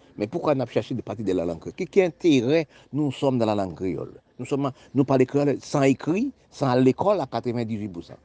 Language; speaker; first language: French; non-native, local second language; Haitian Creole